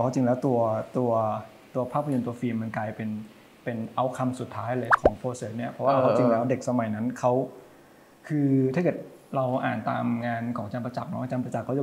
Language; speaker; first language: Thai; native; Thai